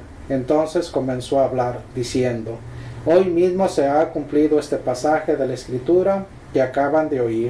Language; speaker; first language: Spanish; native; Spanish